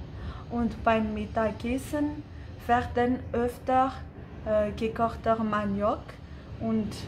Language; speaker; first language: German; non-native, fluent; Malagasy